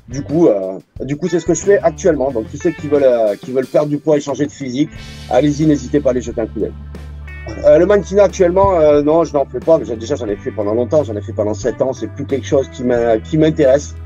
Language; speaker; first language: French; native; French